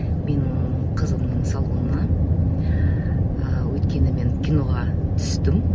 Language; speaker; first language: Kazakh; non-native, local second language; Russian